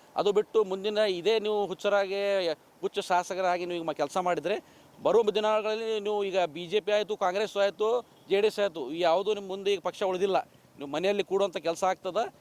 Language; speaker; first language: Kannada; native; Kannada